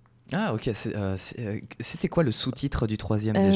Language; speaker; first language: French; native; French